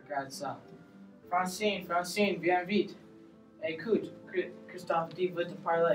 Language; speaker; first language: French; non-native, learner; English